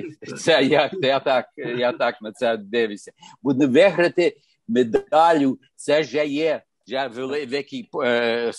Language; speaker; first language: Ukrainian; early bilingual, heritage; Ukrainian